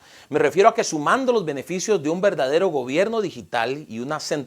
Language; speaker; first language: Spanish; native; Spanish